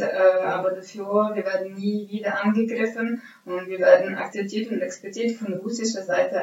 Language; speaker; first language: German; non-native, fluent; Ukrainian